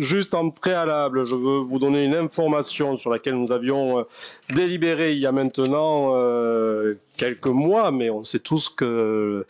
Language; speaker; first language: French; native; French